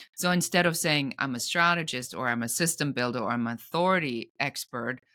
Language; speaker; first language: English; non-native, fluent; German